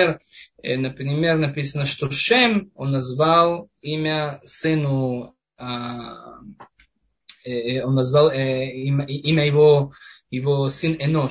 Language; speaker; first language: Russian; non-native, fluent; Hebrew